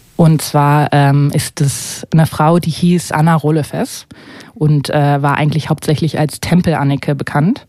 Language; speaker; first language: German; native; German